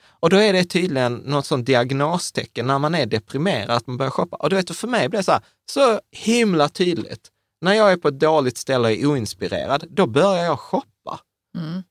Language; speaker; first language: Swedish; early bilingual, other home language; Czech